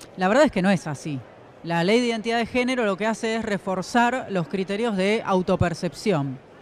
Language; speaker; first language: Spanish; native; Spanish